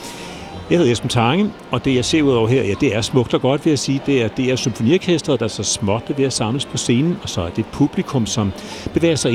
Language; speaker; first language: Danish; native; Danish